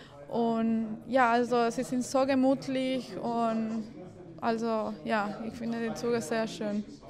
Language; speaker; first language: German; non-native, fluent; Spanish